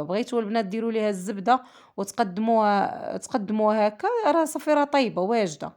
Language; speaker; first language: Arabic; native; Arabic